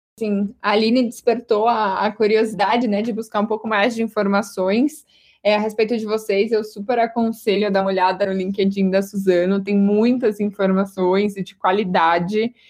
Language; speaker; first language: Portuguese; native; Portuguese